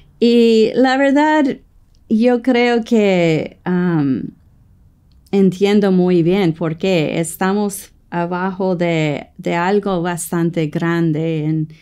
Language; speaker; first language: Spanish; non-native, fluent; English